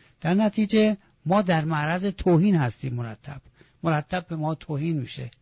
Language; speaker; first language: Persian; non-native, local second language; Azerbaijani